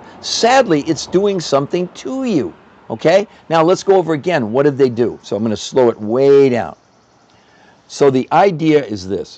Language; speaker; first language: English; native; English